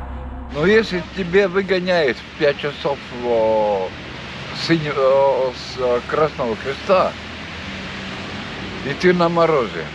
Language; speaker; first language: Russian; non-native, local second language; Latvian